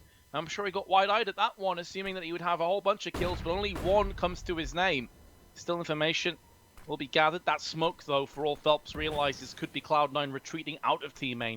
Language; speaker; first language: English; native; English